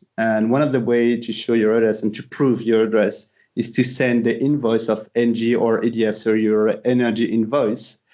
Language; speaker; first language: English; non-native, fluent; French